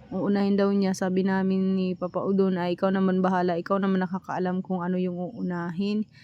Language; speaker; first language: Filipino; native; Filipino